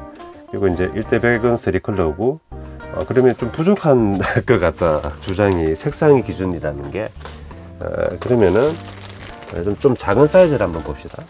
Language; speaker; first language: Korean; native; Korean